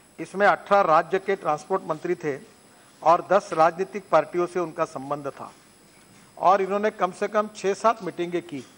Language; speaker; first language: Hindi; non-native, local second language; Marathi